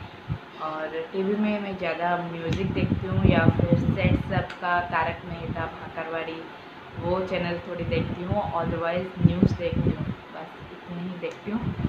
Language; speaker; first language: Hindi; non-native, local second language; Odia